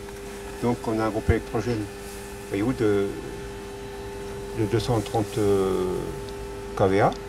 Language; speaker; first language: French; native; French